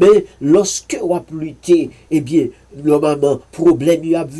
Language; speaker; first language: French; non-native, learner; Haitian Creole